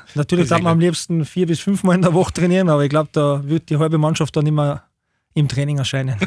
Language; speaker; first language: German; native; German